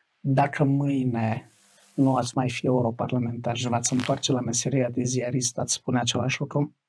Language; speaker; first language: Romanian; native; Romanian